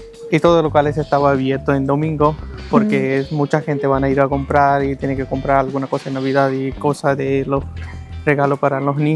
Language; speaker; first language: Spanish; non-native, learner; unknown